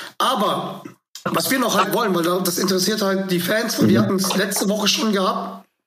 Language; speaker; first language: German; native; German